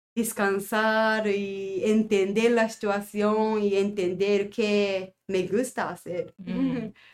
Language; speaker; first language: Spanish; non-native, learner; Japanese